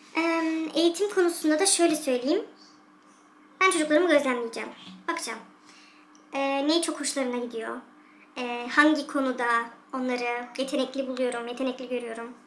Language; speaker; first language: Turkish; early bilingual, heritage; Turkish